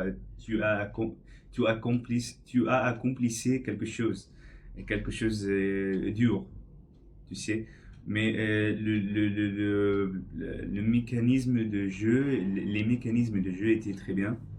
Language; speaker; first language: French; non-native, learner; English